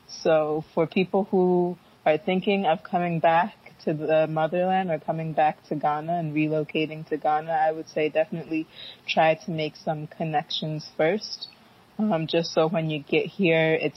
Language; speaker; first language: English; early bilingual, other home language; Akan